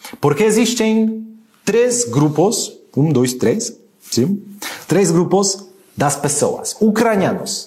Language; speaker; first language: Portuguese; non-native, learner; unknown